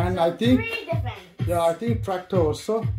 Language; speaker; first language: English; non-native, learner; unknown